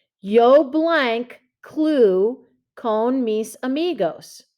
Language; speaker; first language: Spanish; non-native, fluent; English